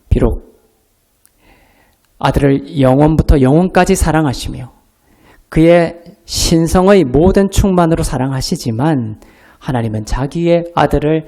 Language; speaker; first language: Korean; native; Korean